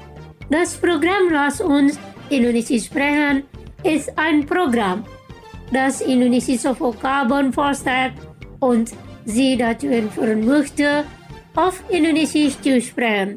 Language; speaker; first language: German; non-native, fluent; Indonesian